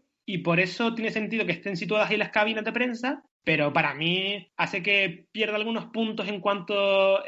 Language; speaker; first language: Spanish; native; Spanish